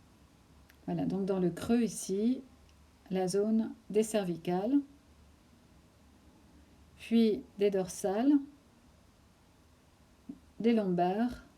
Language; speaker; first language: French; native; French